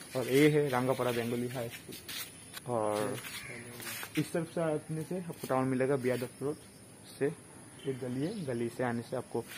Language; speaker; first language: Hindi; non-native, local second language; Bangla